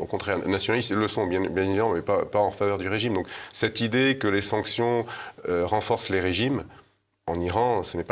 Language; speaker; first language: French; native; French